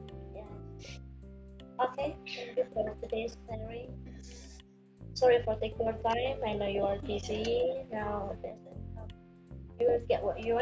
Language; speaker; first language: English; non-native, learner; Indonesian